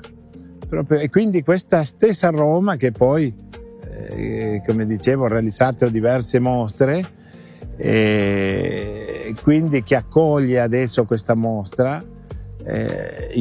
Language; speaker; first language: Italian; non-native, fluent; Spanish